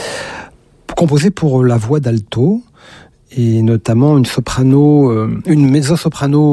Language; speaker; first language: French; native; French